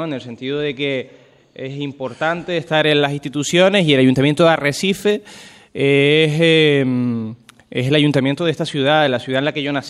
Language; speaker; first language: Spanish; native; Spanish